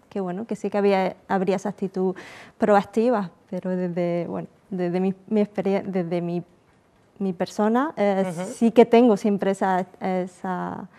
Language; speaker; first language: Spanish; native; Spanish